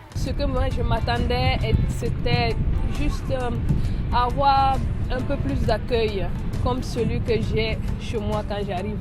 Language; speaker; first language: French; non-native, local second language; Mossi